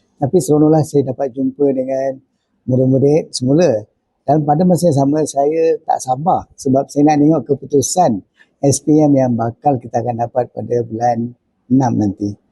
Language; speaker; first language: Malay; non-native, local second language; Tamil